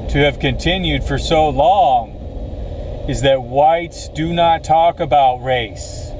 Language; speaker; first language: English; native; English